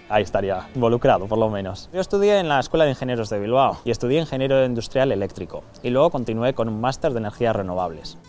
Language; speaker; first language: Spanish; native; Spanish